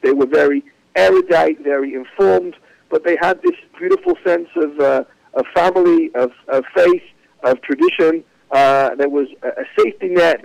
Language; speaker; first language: English; native; English